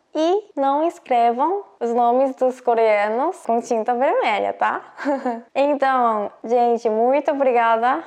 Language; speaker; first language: Portuguese; non-native, fluent; Korean